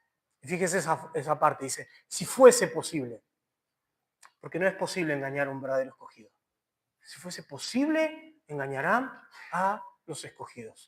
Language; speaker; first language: Spanish; native; Spanish